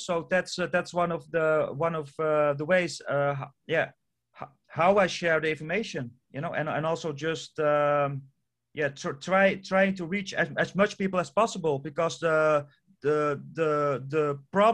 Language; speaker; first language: English; non-native, fluent; Dutch